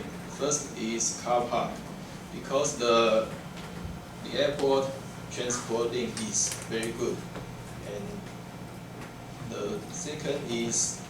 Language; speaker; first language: English; non-native, learner; Chinese